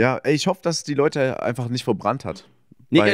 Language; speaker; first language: German; native; German